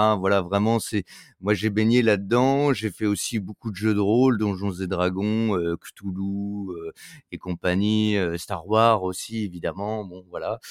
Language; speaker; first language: French; native; French